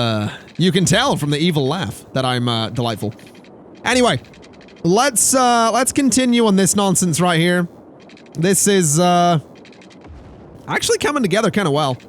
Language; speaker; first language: English; native; English